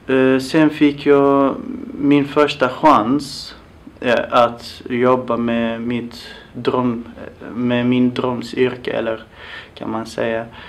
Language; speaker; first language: Swedish; non-native, fluent; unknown